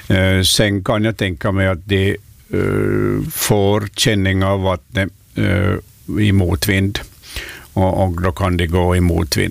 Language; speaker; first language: Swedish; native; Swedish